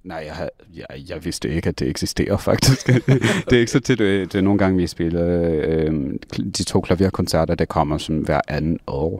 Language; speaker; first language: Danish; non-native, fluent; English